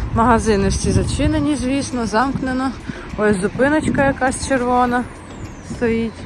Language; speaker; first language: Ukrainian; native; Ukrainian